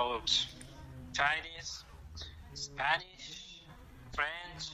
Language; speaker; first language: English; non-native, local second language; Bangla